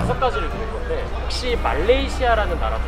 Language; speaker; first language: Korean; native; Korean